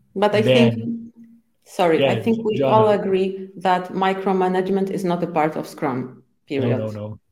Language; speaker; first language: English; non-native, fluent; Polish